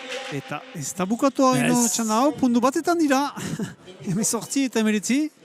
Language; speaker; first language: Basque; native; Basque